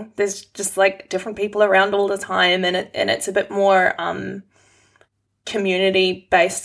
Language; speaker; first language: English; native; English